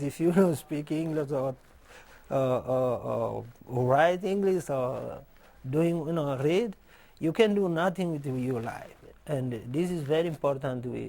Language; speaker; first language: English; non-native, learner; Portuguese